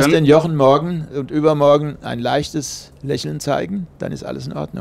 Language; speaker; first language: German; native; German